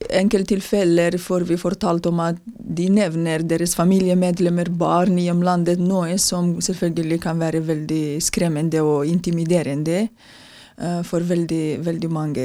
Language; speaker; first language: Norwegian; non-native, fluent; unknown